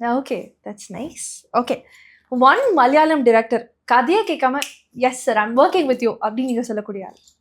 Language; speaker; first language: Tamil; native; Tamil